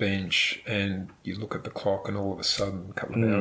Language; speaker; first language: English; native; English